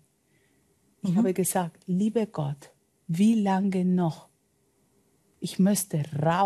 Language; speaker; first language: German; non-native, learner; Spanish